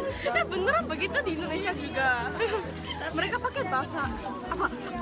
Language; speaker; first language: Indonesian; non-native, learner; Korean